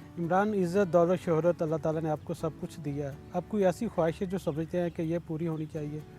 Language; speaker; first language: Urdu; native; Urdu